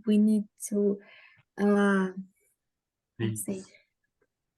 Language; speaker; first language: English; non-native, learner; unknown